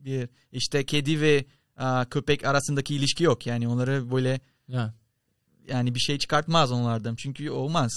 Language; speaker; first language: Turkish; non-native, fluent; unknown